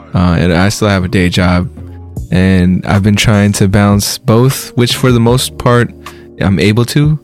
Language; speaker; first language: English; native; English